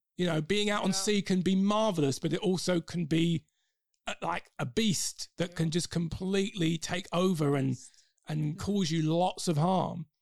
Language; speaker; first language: English; native; English